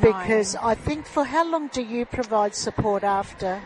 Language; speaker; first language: English; early bilingual, other home language; Italian